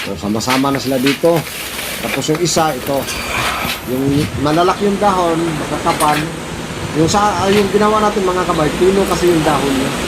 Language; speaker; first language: Filipino; non-native, local second language; Cebuano